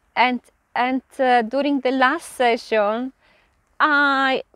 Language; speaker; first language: English; non-native, fluent; Polish